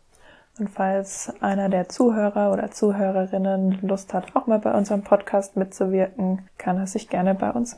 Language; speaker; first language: German; native; German